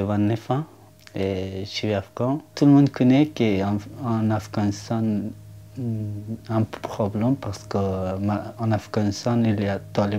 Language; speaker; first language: French; non-native, learner; Persian